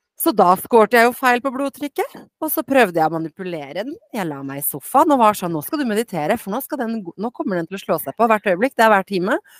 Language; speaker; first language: Norwegian; early bilingual, other home language; Bosnian